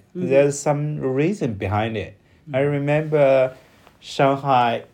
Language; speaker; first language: English; non-native, learner; Chinese